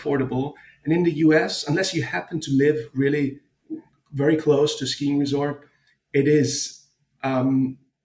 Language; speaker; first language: English; non-native, fluent; German